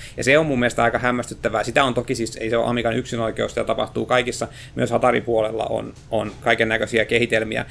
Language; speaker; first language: Finnish; native; Finnish